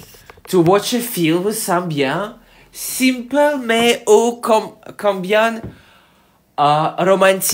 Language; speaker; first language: French; non-native, learner; English